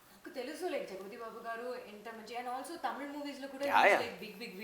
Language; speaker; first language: Telugu; non-native, learner; Tamil